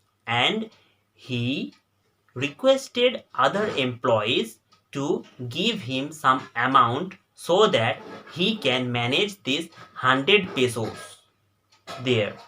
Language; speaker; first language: English; non-native, local second language; Bangla